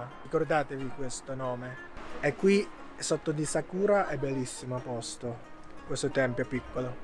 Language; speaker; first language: Italian; non-native, learner; Japanese